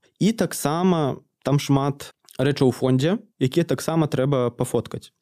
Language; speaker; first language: Belarusian; native; Belarusian